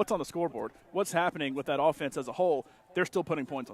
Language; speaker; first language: English; native; English